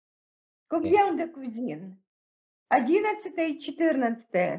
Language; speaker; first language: French; non-native, fluent; Russian